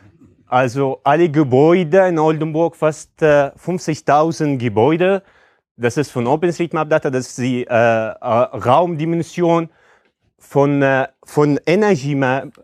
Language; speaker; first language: German; non-native, fluent; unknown